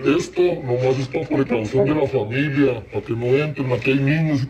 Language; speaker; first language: Spanish; native; Spanish